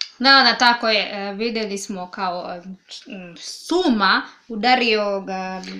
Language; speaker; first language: Serbian; non-native, learner; Swahili